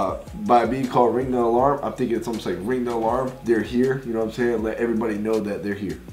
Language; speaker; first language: English; native; English